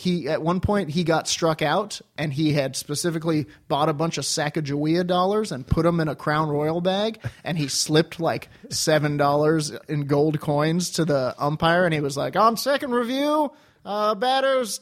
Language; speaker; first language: English; native; English